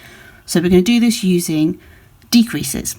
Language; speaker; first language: English; native; English